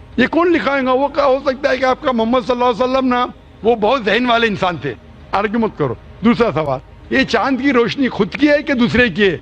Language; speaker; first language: Urdu; non-native, local second language; Konkani